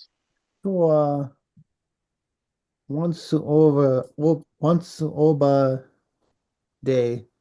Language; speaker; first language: Japanese; non-native, learner; English